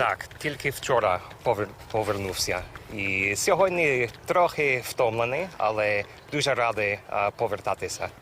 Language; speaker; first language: Ukrainian; non-native, learner; English